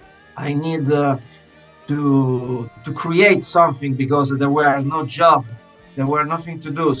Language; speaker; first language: English; non-native, fluent; Italian